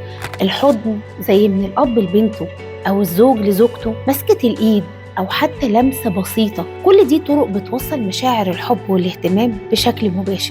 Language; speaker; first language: Arabic; native; Arabic